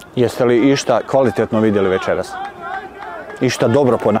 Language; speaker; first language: Croatian; native; Croatian